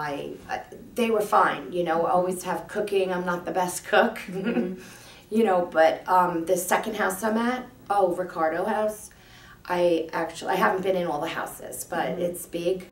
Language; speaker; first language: English; native; English